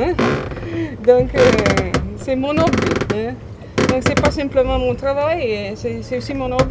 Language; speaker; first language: French; non-native, learner; Italian